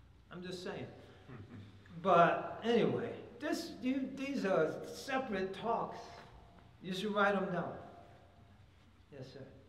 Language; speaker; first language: English; native; English